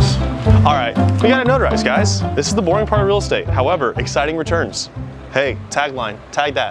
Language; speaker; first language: English; native; English